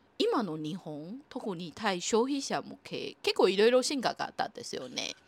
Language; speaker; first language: Japanese; non-native, fluent; Chinese